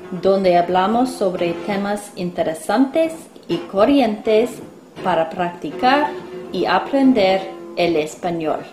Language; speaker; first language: Spanish; early bilingual, heritage; Spanish